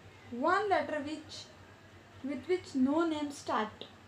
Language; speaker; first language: English; non-native, local second language; Gujarati